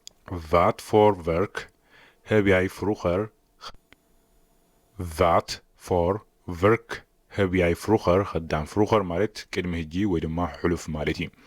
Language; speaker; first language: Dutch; non-native, learner; Tigrinya